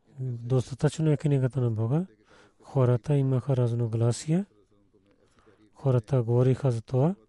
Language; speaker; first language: Bulgarian; non-native, learner; Urdu